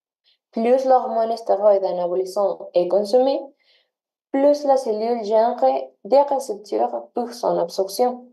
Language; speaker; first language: French; non-native, learner; Spanish